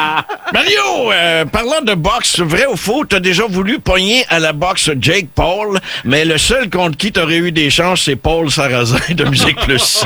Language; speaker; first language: French; native; French